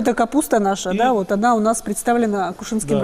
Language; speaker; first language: Russian; native; Russian